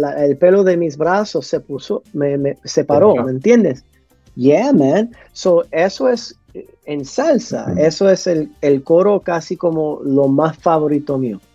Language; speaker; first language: Spanish; early bilingual, heritage; English